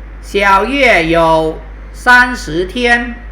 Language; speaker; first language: Chinese; non-native, fluent; Thai